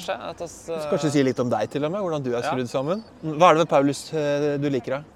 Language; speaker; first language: Norwegian; native; Norwegian